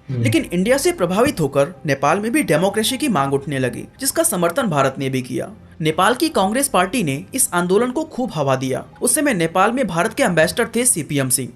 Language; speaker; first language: Hindi; native; Hindi